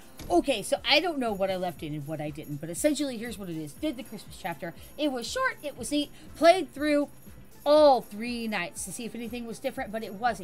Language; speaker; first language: English; native; English